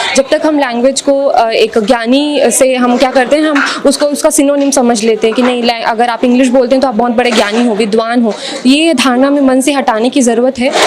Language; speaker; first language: Hindi; native; Hindi